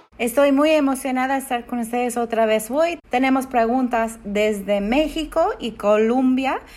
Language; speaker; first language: Spanish; non-native, fluent; English